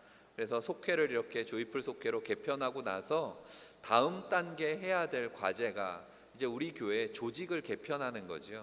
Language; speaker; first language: Korean; native; Korean